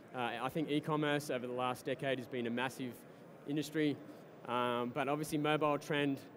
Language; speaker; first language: English; native; English